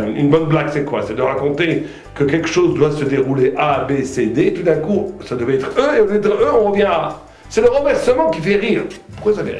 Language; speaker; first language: French; native; French